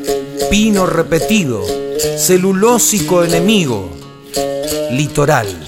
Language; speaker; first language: Spanish; native; Spanish